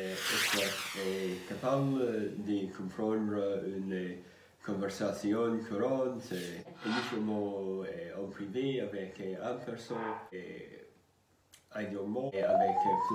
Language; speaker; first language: French; non-native, learner; English